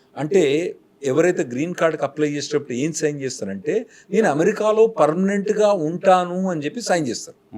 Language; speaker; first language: Telugu; native; Telugu